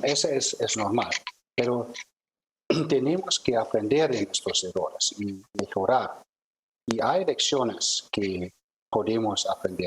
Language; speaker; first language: Spanish; non-native, fluent; German